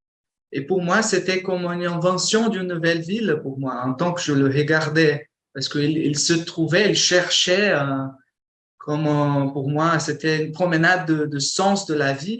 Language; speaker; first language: French; non-native, fluent; Portuguese